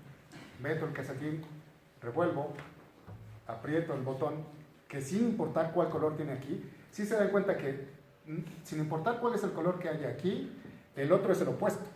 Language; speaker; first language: Spanish; native; Spanish